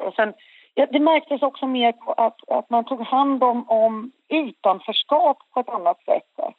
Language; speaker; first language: Swedish; native; Swedish